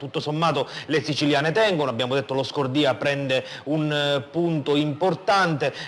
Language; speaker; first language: Italian; native; Italian